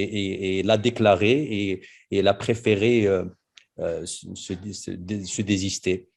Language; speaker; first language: French; non-native, local second language; Arabic